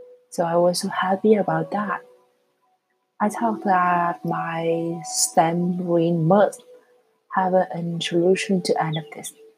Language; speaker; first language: English; non-native, learner; Vietnamese